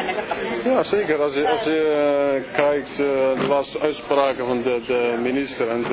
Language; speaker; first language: Dutch; non-native, fluent; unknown